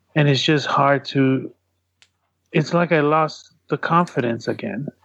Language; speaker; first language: English; early bilingual, other home language; Tongan